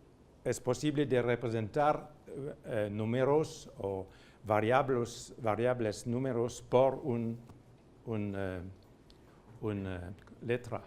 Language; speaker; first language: Spanish; non-native, fluent; French